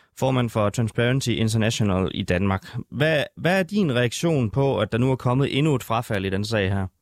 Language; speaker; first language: Danish; native; Danish